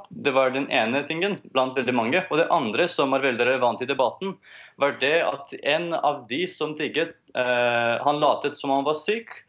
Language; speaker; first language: Norwegian; non-native, fluent; Romanian